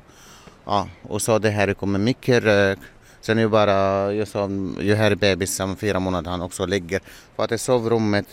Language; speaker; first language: Swedish; non-native, learner; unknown